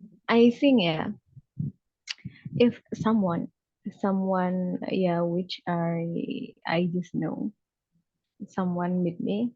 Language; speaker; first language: English; non-native, learner; Indonesian